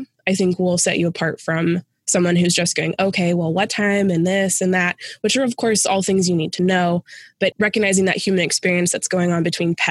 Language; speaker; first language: English; native; English